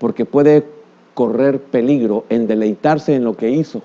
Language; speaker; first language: Spanish; native; Spanish